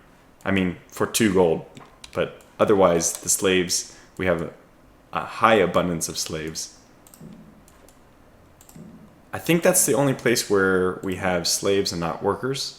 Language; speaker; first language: English; native; English